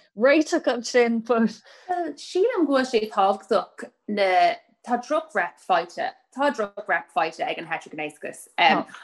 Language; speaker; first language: Irish; native; Irish